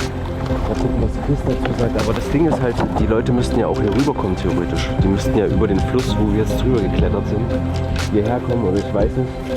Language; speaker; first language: German; native; German